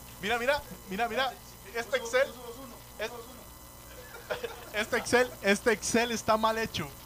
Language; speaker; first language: Spanish; native; Spanish